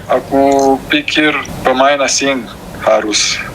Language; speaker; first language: Indonesian; non-native, learner; Romanian